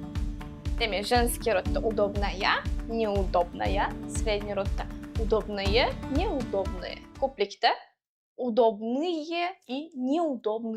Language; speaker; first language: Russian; non-native, local second language; Uzbek